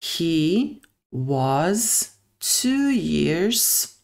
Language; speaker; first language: English; non-native, fluent; Serbian